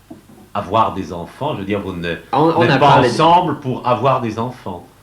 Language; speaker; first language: French; native; French